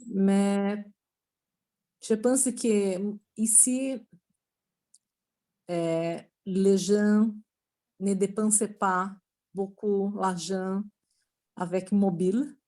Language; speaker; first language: French; non-native, learner; Portuguese